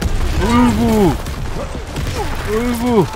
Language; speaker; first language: Korean; native; Korean